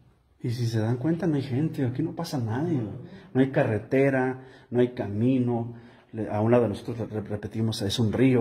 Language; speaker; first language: Spanish; native; Spanish